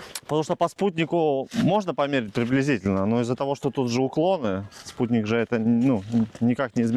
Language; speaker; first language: Russian; native; Russian